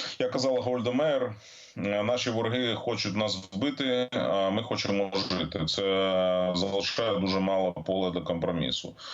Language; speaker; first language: Ukrainian; native; Ukrainian